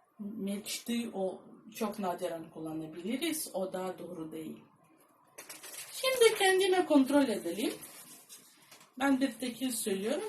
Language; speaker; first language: Turkish; non-native, fluent; Russian